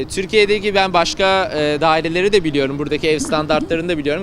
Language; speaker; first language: Turkish; native; Turkish